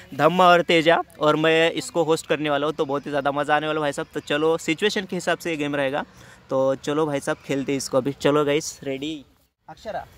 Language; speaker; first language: Hindi; non-native, local second language; Marathi